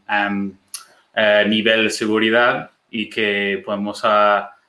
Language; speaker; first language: Spanish; non-native, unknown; English